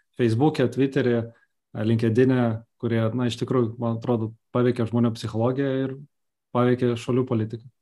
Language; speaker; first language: Lithuanian; non-native, local second language; Russian